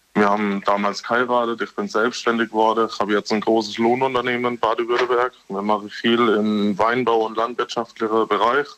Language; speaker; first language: German; native; German